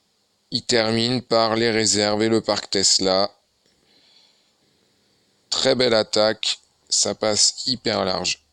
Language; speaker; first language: French; native; French